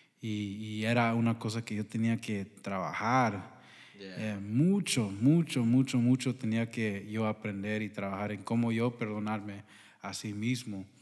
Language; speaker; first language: Spanish; early bilingual, heritage; Spanish